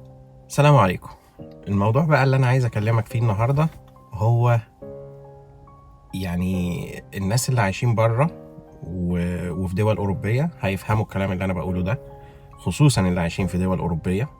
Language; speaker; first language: Arabic; native; Arabic